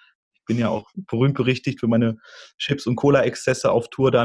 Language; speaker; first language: German; native; German